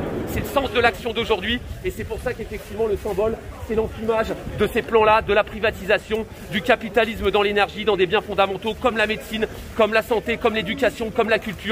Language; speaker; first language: French; native; French